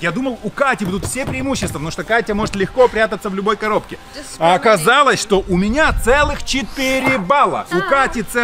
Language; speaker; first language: Russian; native; Russian